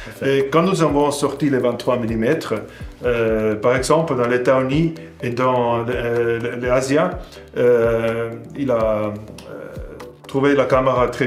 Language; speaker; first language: French; non-native, fluent; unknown